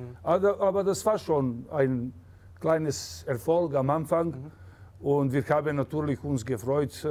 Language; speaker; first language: German; non-native, fluent; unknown